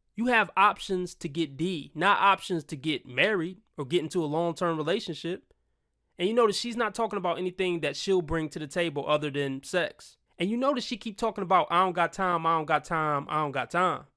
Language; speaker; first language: English; native; English